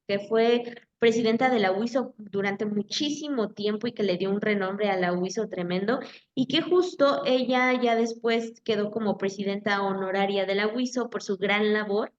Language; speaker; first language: Spanish; native; Spanish